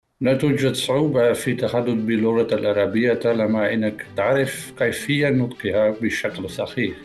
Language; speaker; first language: Arabic; non-native, learner; Dutch